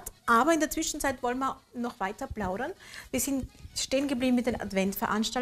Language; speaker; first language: German; native; German